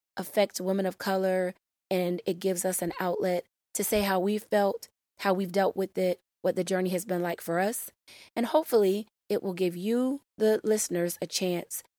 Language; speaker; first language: English; native; English